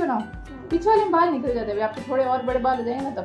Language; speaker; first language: Hindi; native; Hindi